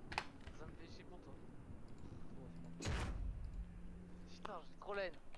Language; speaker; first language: French; native; French